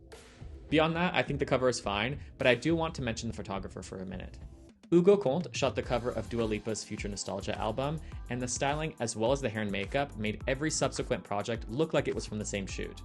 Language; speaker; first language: English; native; English